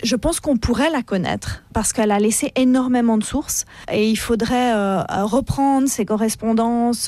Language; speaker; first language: French; native; French